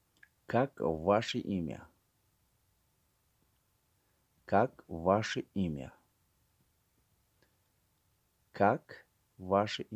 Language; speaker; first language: Russian; non-native, learner; Tajik